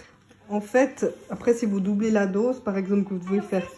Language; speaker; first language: French; native; French